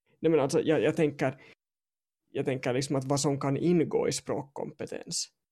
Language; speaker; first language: Swedish; native; Swedish